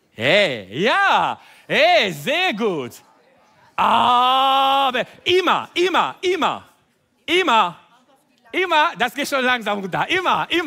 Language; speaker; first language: German; non-native, fluent; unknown